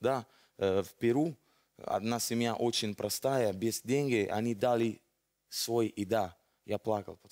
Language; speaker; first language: Russian; non-native, learner; Italian